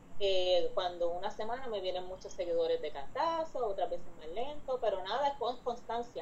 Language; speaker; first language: Spanish; native; Spanish